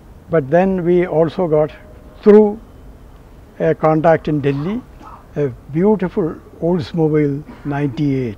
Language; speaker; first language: English; non-native, local second language; Malayalam